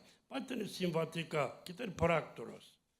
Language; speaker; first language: Greek; early bilingual, heritage; Greek